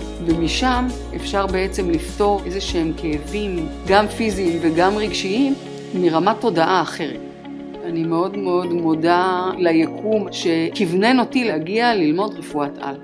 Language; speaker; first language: Hebrew; native; Hebrew